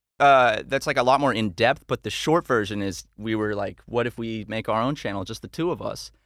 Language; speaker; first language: English; native; English